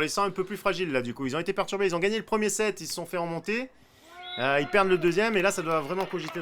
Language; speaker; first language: French; native; French